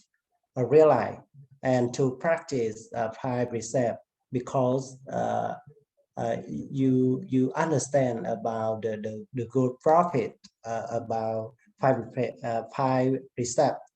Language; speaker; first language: English; non-native, learner; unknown